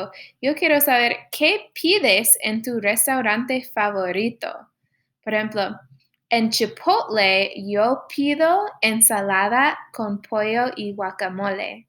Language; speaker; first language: Spanish; non-native, fluent; English